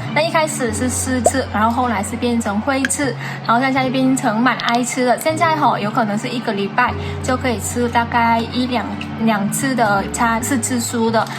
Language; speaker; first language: Chinese; non-native, fluent; Vietnamese